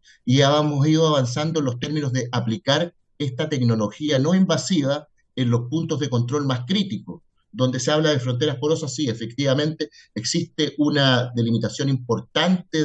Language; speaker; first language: Spanish; native; Spanish